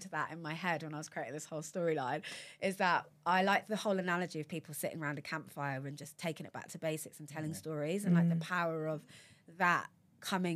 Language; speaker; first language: English; native; English